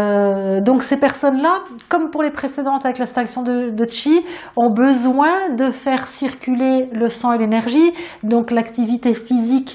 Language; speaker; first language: French; native; French